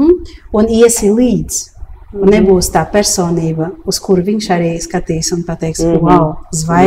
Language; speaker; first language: Latvian; early bilingual, heritage; Latvian